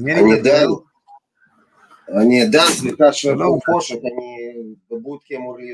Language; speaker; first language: Hebrew; non-native, fluent; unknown